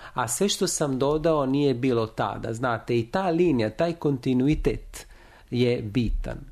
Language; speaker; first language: Serbian; non-native, fluent; Italian